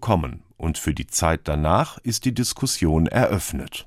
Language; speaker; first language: German; native; German